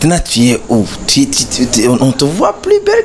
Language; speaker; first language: French; non-native, local second language; Rundi